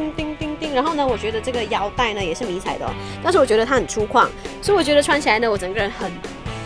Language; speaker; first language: Chinese; native; Chinese